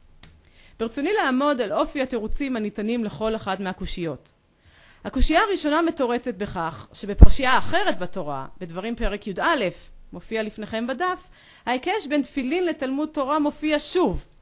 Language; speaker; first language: Hebrew; native; Hebrew